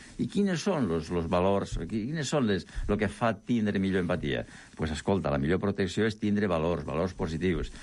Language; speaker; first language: Catalan; non-native, local second language; Spanish